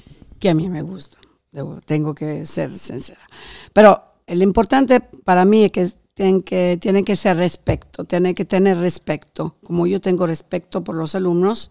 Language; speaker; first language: Spanish; non-native, fluent; Italian